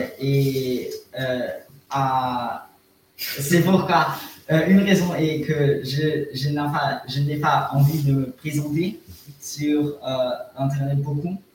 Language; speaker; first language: French; non-native, learner; German